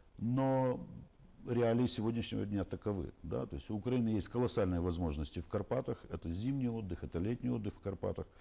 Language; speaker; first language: Russian; native; Russian